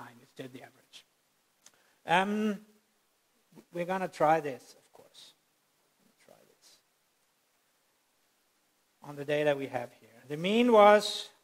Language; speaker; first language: English; non-native, fluent; Danish